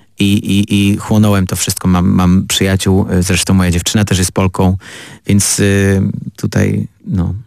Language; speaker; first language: Polish; early bilingual, other home language; Armenian